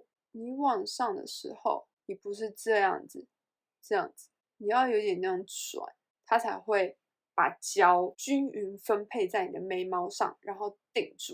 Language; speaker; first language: Chinese; native; Chinese